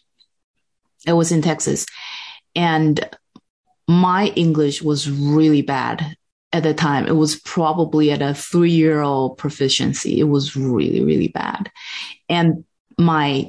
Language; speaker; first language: English; non-native, fluent; Chinese